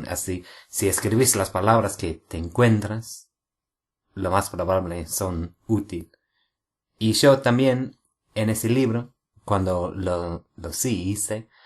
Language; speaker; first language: Spanish; non-native, fluent; English